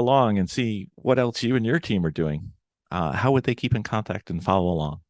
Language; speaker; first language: English; native; English